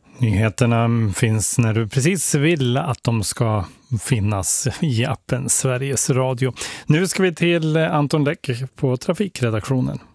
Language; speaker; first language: Swedish; native; Swedish